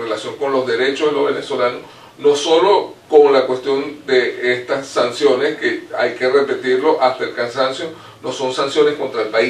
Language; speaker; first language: Spanish; native; Spanish